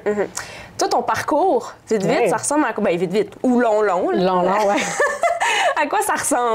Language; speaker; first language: French; native; French